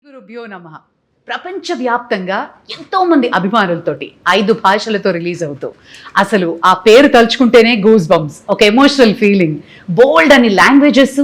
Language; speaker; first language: Telugu; native; Telugu